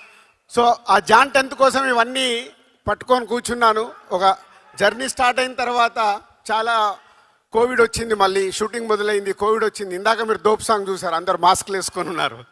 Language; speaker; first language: Telugu; native; Telugu